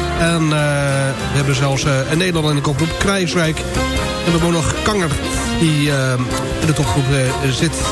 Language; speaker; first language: Dutch; native; Dutch